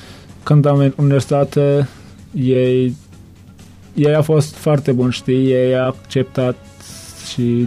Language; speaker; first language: Romanian; non-native, learner; Turkmen